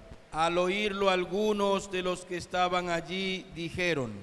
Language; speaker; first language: Spanish; native; Spanish